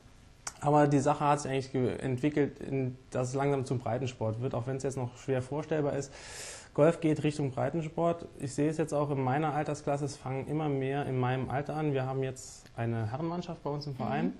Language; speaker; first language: German; native; German